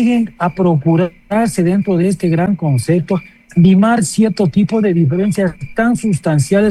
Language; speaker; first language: Spanish; native; Spanish